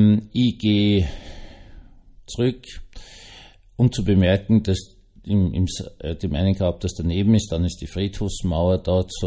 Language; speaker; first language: German; native; German